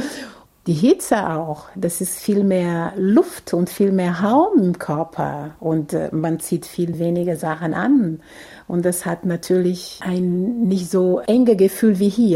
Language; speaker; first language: German; non-native, fluent; Portuguese